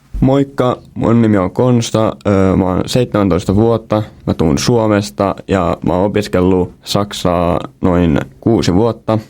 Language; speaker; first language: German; non-native, learner; Finnish